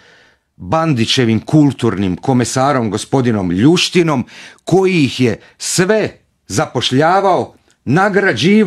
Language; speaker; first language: Croatian; native; Croatian